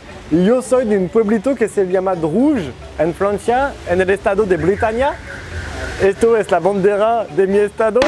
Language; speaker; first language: Spanish; non-native, learner; French